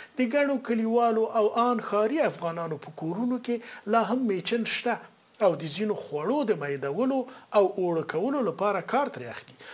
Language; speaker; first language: Pashto; native; Pashto